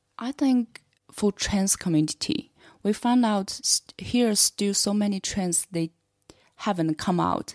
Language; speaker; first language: English; non-native, fluent; Chinese